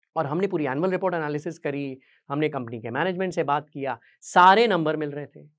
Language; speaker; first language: Hindi; native; Hindi